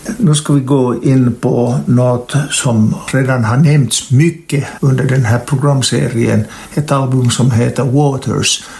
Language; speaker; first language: Swedish; native; Swedish